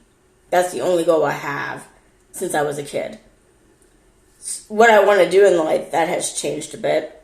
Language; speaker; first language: English; native; English